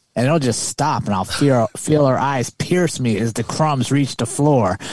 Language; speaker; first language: English; native; English